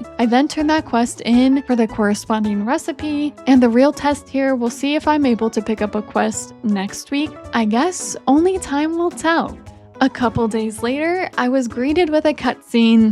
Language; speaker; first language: English; native; English